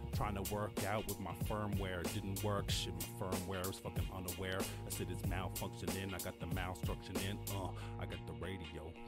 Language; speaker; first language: English; native; English